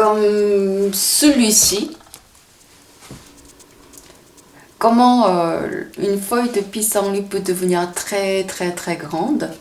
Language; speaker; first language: French; non-native, fluent; Korean